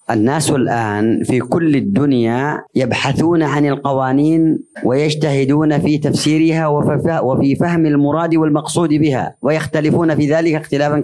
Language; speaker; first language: Arabic; native; Arabic